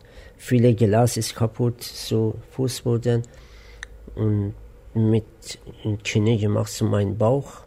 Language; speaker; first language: German; non-native, learner; Persian